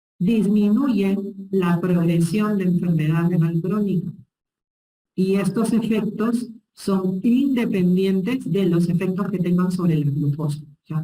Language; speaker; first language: Spanish; native; Spanish